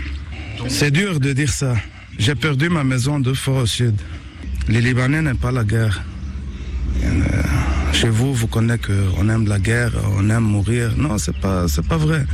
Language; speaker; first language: French; non-native, local second language; Arabic